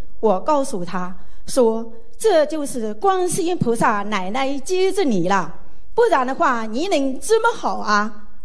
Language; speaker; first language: Chinese; native; Chinese